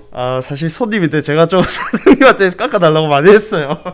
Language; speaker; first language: Korean; native; Korean